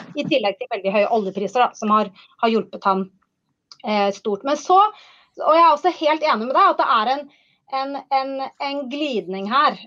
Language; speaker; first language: Norwegian; native; Norwegian